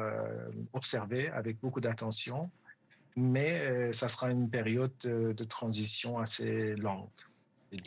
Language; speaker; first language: French; non-native, fluent; Persian